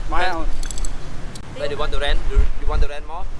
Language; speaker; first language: English; non-native, learner; Khmer